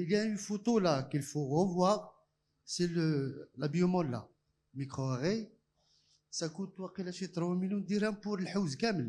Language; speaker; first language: French; non-native, local second language; Arabic